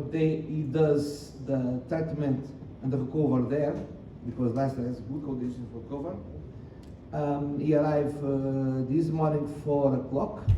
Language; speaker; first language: English; non-native, learner; Portuguese